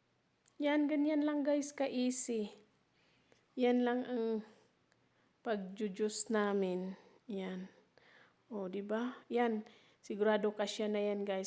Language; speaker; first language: Filipino; native; Filipino